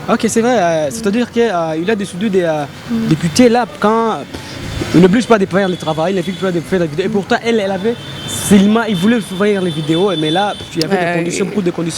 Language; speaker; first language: French; non-native, local second language; Rundi